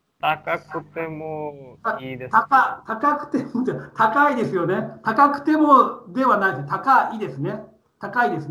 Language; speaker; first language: Japanese; non-native, fluent; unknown